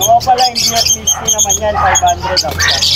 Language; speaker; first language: Filipino; native; Filipino